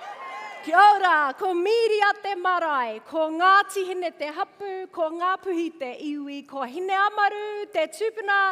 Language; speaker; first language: Māori; non-native, local second language; English